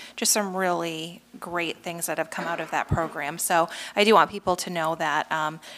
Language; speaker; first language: English; native; English